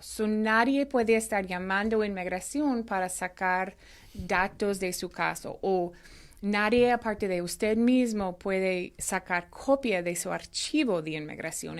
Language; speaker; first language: Spanish; non-native, fluent; English